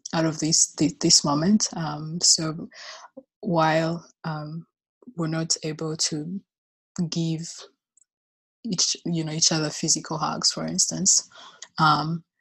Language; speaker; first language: English; non-native, local second language; Kinyarwanda